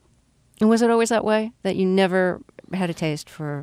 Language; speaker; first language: English; native; English